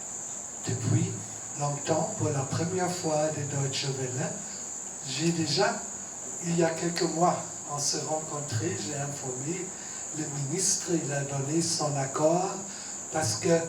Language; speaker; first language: French; non-native, fluent; German